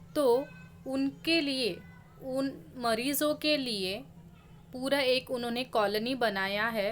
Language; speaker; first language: Hindi; non-native, local second language; Marathi